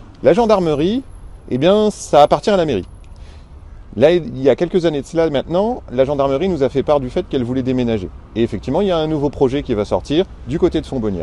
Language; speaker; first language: French; native; French